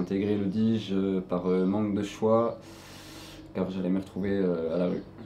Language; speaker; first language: French; native; French